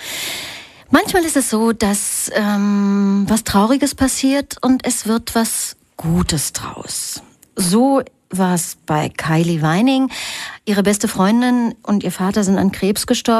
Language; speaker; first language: German; native; German